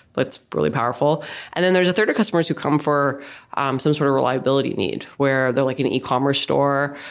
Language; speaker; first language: English; native; English